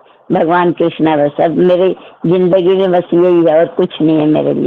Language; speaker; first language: Hindi; non-native, local second language; Odia